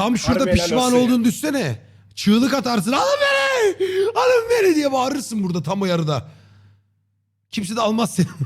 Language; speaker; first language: Turkish; native; Turkish